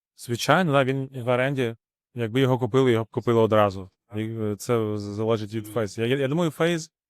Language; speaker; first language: Ukrainian; non-native, local second language; Russian